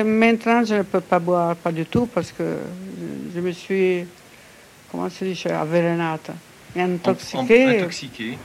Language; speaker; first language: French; non-native, fluent; Italian